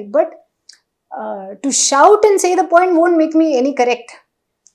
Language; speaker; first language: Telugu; non-native, fluent; Hindi